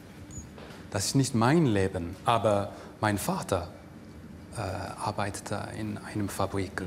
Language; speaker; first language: German; non-native, fluent; English